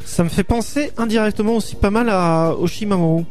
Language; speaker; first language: French; native; French